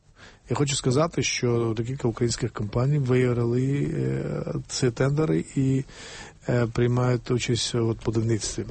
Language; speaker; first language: Ukrainian; non-native, fluent; Georgian